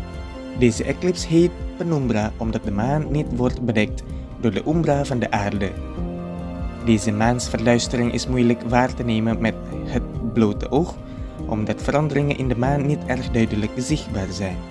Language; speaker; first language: Dutch; non-native, fluent; Indonesian